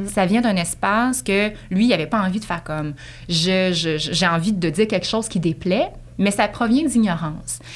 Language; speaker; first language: French; native; French